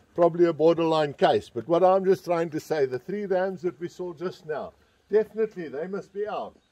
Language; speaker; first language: English; non-native, local second language; Afrikaans